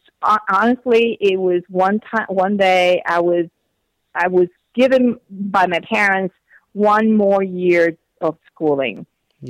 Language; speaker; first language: English; non-native, fluent; Spanish